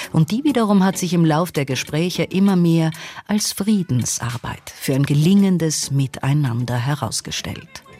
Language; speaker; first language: German; native; German